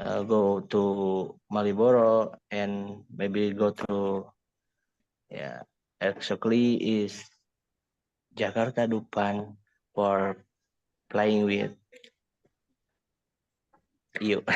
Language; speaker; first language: English; non-native, learner; Indonesian